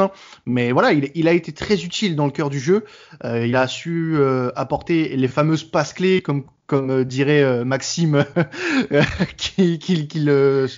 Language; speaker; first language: French; native; French